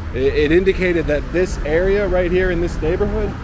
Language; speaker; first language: English; native; English